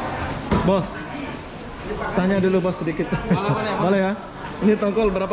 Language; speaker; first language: Malay; native; Malay